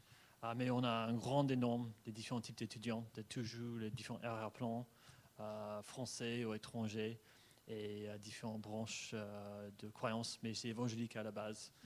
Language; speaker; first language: French; non-native, fluent; English